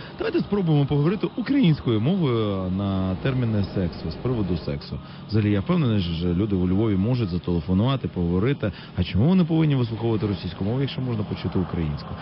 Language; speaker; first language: Ukrainian; non-native, local second language; Russian